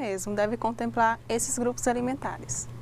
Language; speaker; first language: Portuguese; native; Portuguese